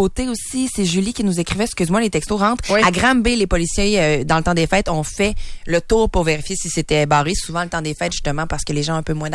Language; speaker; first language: French; native; French